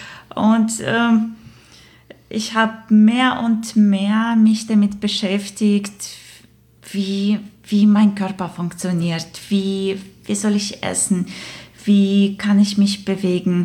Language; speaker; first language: German; non-native, fluent; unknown